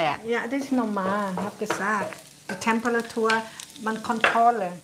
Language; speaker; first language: German; non-native, learner; Thai